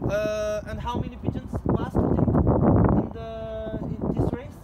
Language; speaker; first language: English; non-native, learner; French